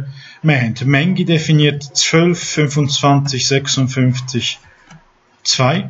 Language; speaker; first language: German; non-native, fluent; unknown